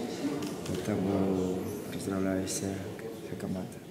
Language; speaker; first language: Russian; non-native, learner; Portuguese